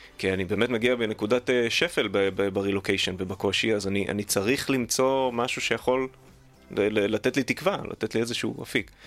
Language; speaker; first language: Hebrew; native; Hebrew